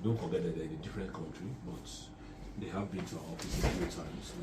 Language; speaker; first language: English; non-native, local second language; Yoruba